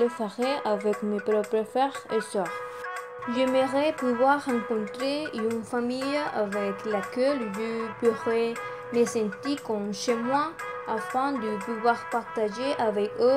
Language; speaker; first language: French; non-native, learner; Spanish